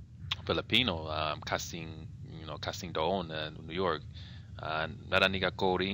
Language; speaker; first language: Filipino; non-native, learner; English